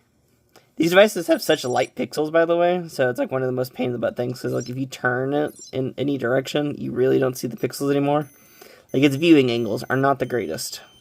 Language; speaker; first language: English; native; English